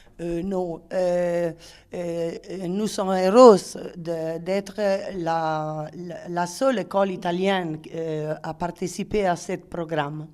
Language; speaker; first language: French; non-native, learner; Italian